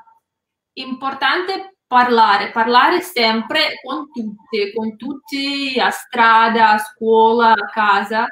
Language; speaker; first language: Italian; non-native, learner; Russian